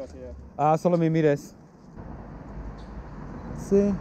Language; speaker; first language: Spanish; non-native, local second language; English